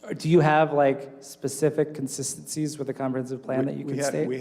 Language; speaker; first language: English; native; English